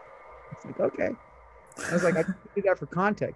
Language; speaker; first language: English; early bilingual, other home language; Pennsylvania German